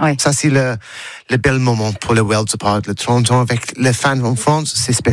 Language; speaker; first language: French; non-native, learner; English